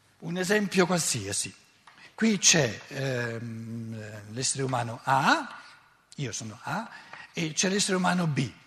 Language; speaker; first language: Italian; native; Italian